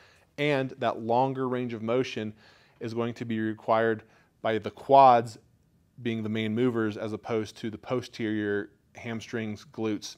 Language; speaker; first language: English; native; English